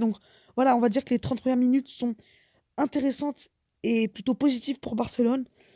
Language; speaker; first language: French; native; French